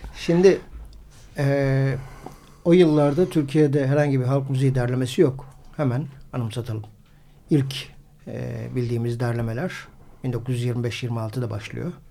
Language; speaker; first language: Turkish; native; Turkish